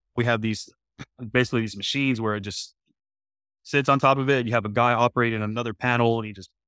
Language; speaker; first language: English; native; English